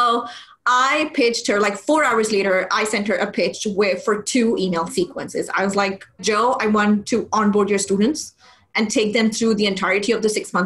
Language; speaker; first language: English; non-native, local second language; Urdu